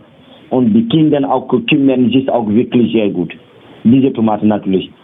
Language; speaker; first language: German; non-native, learner; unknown